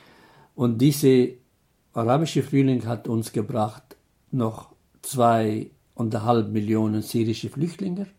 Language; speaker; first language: German; non-native, fluent; Arabic